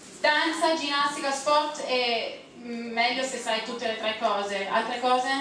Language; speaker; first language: Italian; non-native, fluent; English